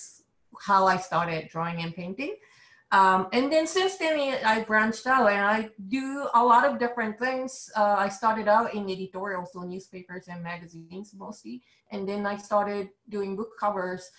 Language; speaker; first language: English; non-native, fluent; Japanese